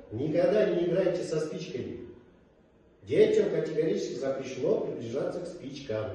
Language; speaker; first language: Russian; non-native, local second language; Kazakh